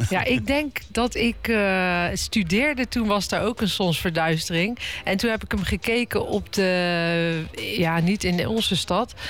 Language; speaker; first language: Dutch; native; Dutch